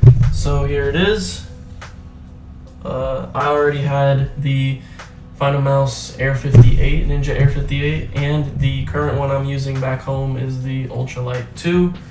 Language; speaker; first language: English; native; English